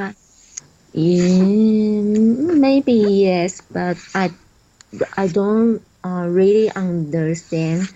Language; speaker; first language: English; non-native, learner; Chinese